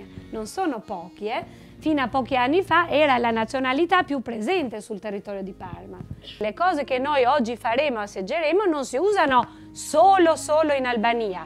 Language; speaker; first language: Italian; non-native, fluent; Albanian